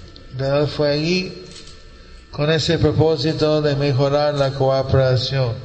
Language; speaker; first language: Spanish; non-native, learner; English